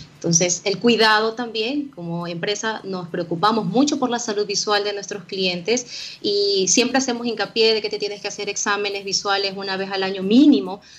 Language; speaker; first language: Spanish; native; Spanish